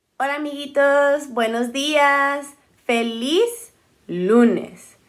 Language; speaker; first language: Spanish; early bilingual, heritage; Spanish